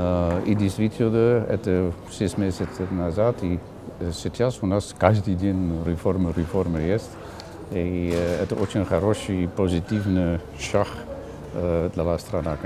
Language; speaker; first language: Russian; non-native, learner; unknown